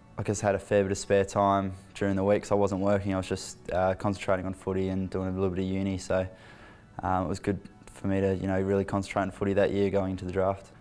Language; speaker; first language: English; native; English